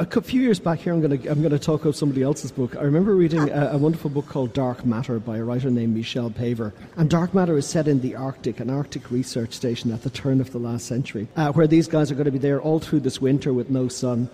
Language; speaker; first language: English; native; English